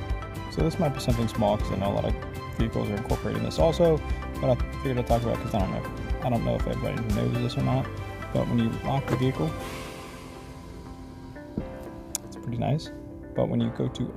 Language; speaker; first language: English; native; English